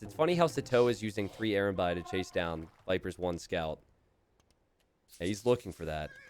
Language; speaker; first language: English; native; English